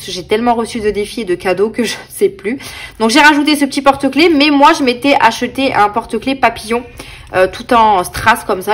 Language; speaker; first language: French; native; French